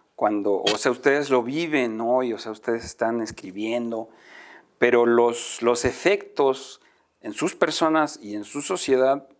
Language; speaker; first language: Spanish; native; Spanish